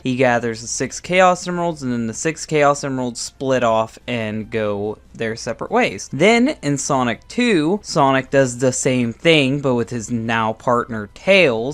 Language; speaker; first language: English; native; English